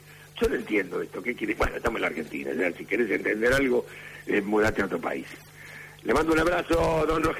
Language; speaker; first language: Spanish; native; Spanish